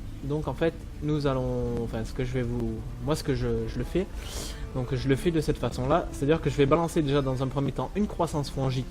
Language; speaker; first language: French; native; French